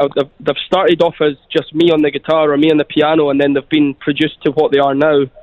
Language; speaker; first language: English; native; English